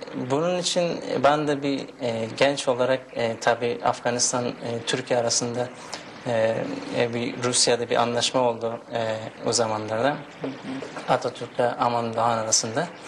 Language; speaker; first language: Turkish; non-native, fluent; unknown